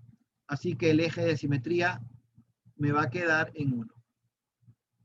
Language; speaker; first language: Spanish; native; Spanish